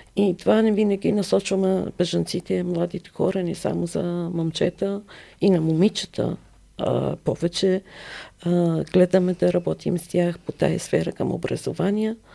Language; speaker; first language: Bulgarian; non-native, fluent; Arabic